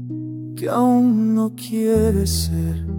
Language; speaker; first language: Spanish; native; Spanish